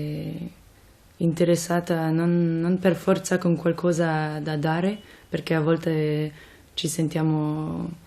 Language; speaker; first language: Italian; non-native, fluent; French